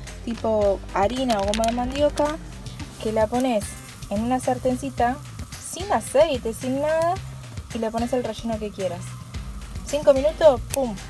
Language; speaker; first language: Spanish; native; Spanish